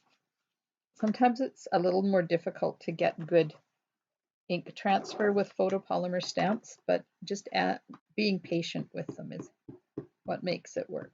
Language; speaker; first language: English; native; English